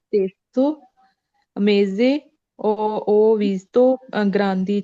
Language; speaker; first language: Italian; non-native, learner; Punjabi